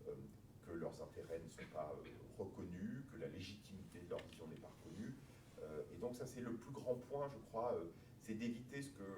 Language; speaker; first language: French; native; French